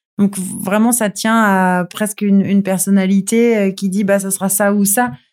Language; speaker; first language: French; native; French